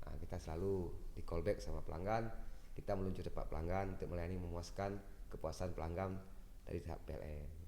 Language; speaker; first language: Indonesian; non-native, local second language; Achinese